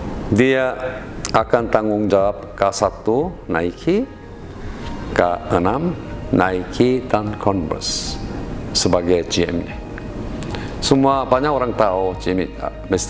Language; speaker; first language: Indonesian; non-native, learner; Korean